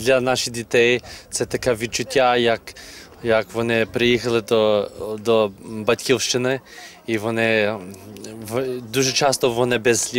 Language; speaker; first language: Ukrainian; early bilingual, heritage; Ukrainian